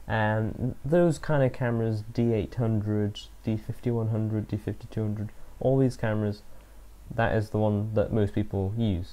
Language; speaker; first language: English; native; English